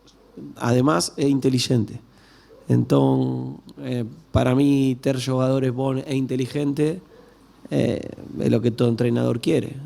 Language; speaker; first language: Portuguese; non-native, learner; Spanish